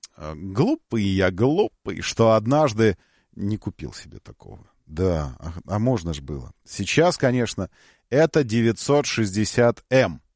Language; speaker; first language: Russian; native; Russian